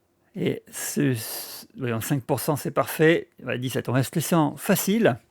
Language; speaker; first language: French; native; French